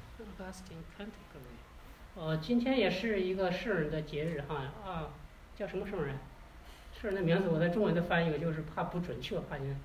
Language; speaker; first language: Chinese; native; Chinese